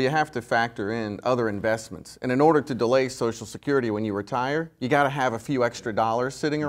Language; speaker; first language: English; native; English